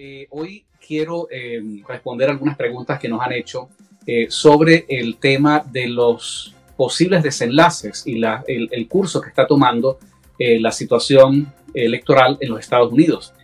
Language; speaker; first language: Spanish; native; Spanish